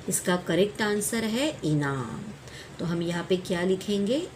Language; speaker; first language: Hindi; non-native, local second language; Marathi